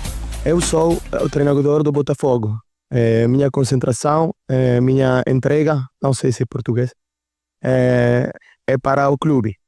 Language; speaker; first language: Portuguese; non-native, learner; Italian